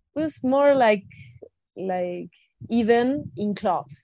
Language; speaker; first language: English; non-native, fluent; Spanish